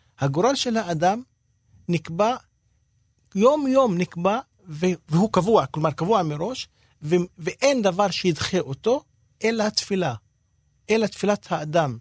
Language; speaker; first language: Hebrew; non-native, local second language; Arabic